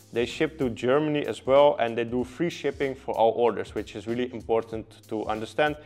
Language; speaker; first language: English; non-native, fluent; Dutch